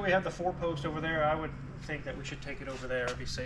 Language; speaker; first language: English; native; English